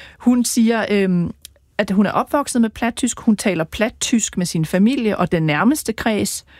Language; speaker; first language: Danish; native; Danish